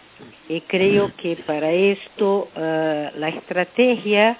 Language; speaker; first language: Spanish; non-native, fluent; Portuguese